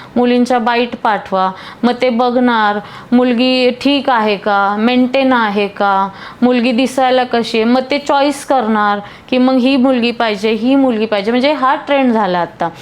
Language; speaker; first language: Marathi; early bilingual, other home language; Hindi